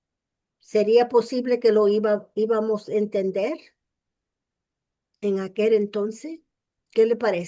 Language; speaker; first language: Spanish; early bilingual, heritage; English